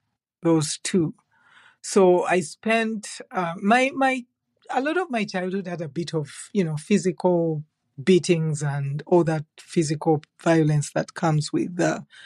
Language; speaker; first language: English; non-native, local second language; Ganda